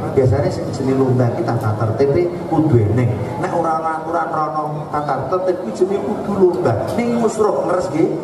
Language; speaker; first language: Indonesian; non-native, local second language; Javanese